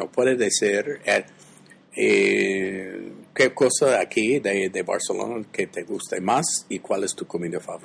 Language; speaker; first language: Spanish; non-native, fluent; English